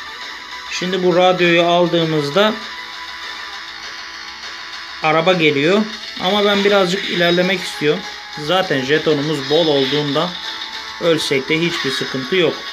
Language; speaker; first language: Turkish; native; Turkish